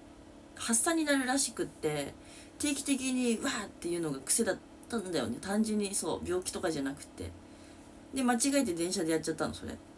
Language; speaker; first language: Japanese; native; Japanese